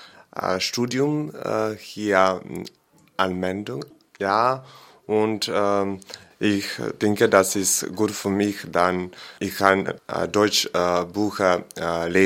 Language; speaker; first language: German; non-native, learner; Serbian